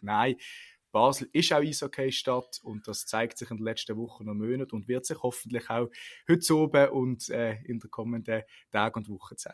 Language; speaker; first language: German; native; German